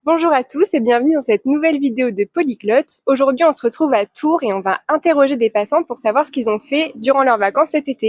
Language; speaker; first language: French; native; French